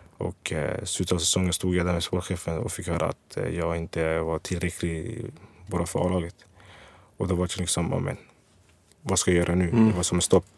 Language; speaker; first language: Swedish; early bilingual, other home language; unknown